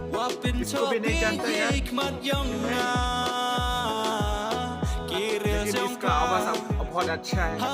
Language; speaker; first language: Hindi; non-native, local second language; Khasi